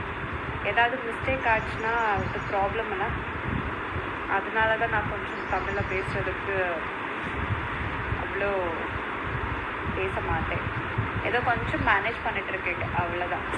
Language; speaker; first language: Tamil; non-native, learner; Kannada